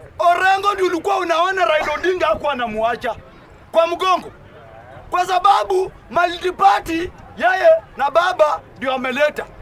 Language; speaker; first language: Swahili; native; Swahili